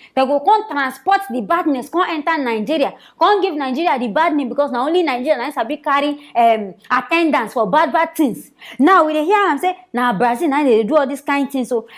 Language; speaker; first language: Nigerian Pidgin; native; Nigerian Pidgin